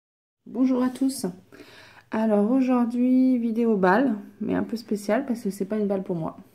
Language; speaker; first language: French; native; French